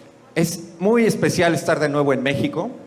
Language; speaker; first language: Spanish; native; Spanish